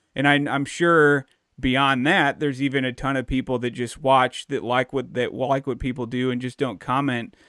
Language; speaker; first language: English; native; English